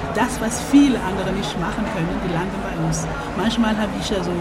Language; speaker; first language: German; non-native, fluent; French